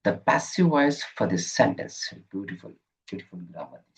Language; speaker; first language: English; non-native, local second language; Kannada